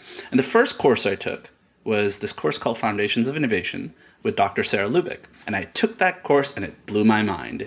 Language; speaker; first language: English; non-native, local second language; Urdu